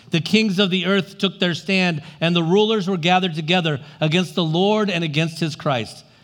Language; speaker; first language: English; native; English